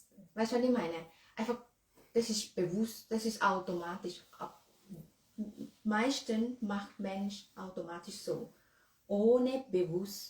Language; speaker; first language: German; non-native, learner; Thai